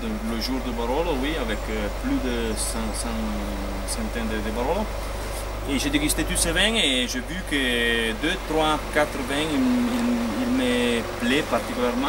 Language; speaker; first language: French; non-native, fluent; Italian